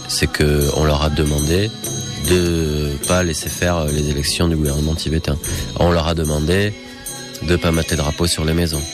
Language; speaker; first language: French; native; French